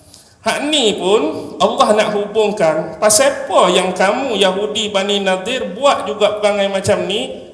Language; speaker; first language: Malay; native; Malay